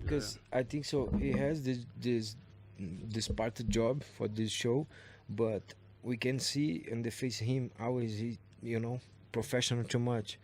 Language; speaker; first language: English; non-native, learner; Portuguese